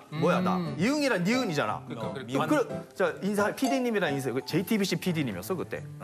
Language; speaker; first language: Korean; non-native, fluent; Japanese